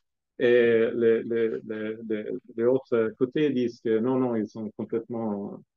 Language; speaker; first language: French; non-native, fluent; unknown